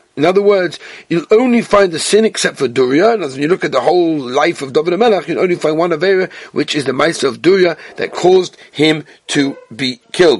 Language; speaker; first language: English; native; English